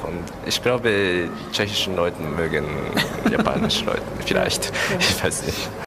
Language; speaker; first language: German; non-native, learner; Japanese